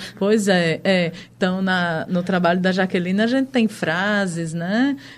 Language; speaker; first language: Portuguese; native; Portuguese